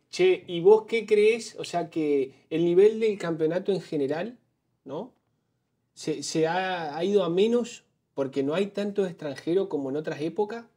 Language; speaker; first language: Spanish; native; Spanish